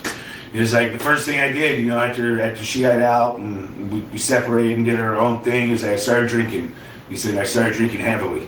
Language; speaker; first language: English; native; English